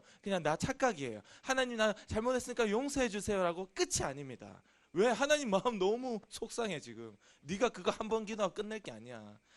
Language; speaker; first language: Korean; native; Korean